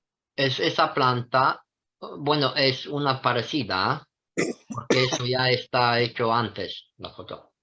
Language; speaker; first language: Spanish; non-native, fluent; Romanian